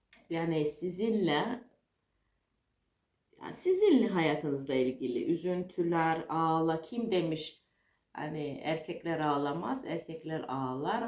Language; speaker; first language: Turkish; non-native, fluent; Russian